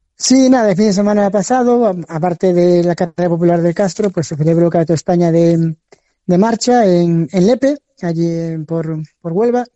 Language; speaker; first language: Spanish; native; Spanish